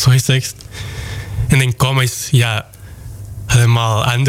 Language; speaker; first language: Dutch; non-native, fluent; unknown